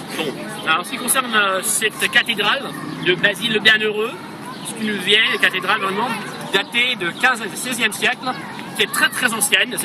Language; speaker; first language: French; non-native, fluent; Russian